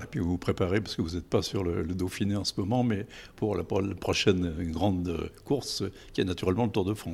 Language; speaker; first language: French; native; French